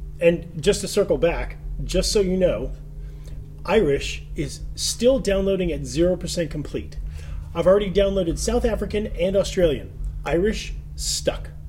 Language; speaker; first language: English; native; English